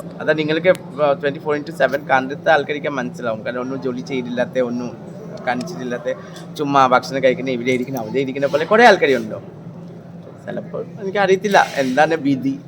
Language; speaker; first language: Malayalam; non-native, local second language; Assamese